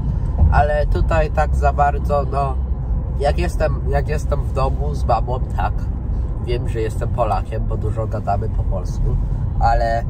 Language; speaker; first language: Polish; early bilingual, heritage; Polish